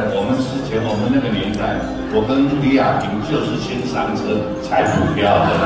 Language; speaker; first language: Chinese; non-native, local second language; Min Nan Chinese